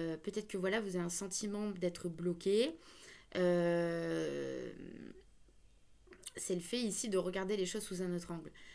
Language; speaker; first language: French; native; French